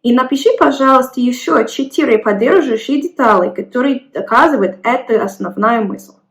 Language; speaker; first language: Russian; non-native, learner; English